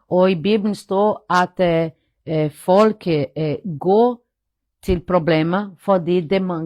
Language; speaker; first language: Norwegian; non-native, fluent; Portuguese